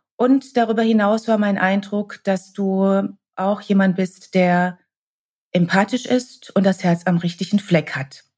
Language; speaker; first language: German; native; German